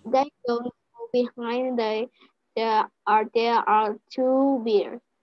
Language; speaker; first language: English; non-native, learner; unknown